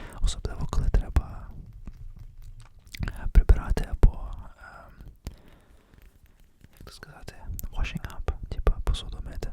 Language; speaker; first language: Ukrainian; early bilingual, heritage; Ukrainian